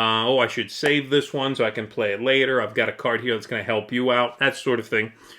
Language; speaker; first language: English; native; English